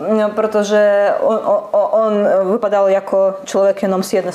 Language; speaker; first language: Czech; non-native, learner; Russian